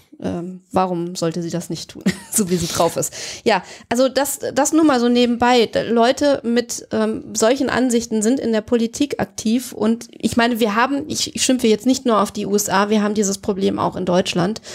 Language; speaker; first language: German; native; German